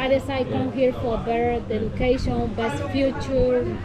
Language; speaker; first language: English; non-native, learner; Spanish